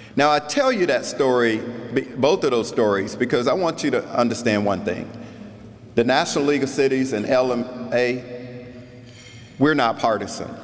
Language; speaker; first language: English; native; English